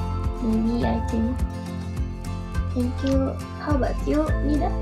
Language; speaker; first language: English; non-native, learner; Indonesian